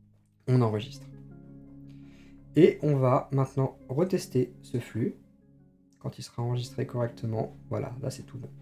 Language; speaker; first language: French; native; French